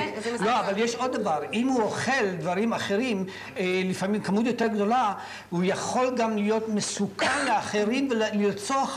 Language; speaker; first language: Hebrew; native; Hebrew